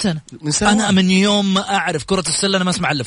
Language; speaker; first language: Arabic; native; Arabic